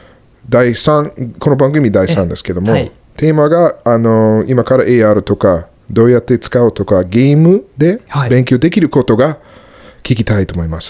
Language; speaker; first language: Japanese; non-native, learner; English